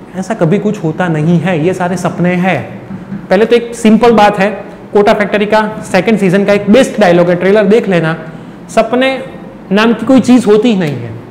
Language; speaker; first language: Hindi; non-native, local second language; Gujarati